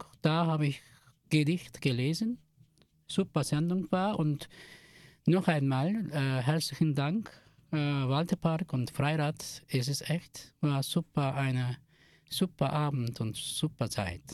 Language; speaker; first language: German; non-native, learner; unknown